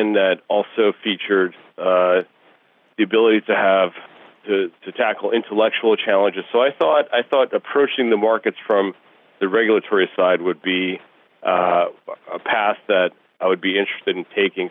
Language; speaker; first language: English; early bilingual, other home language; Russian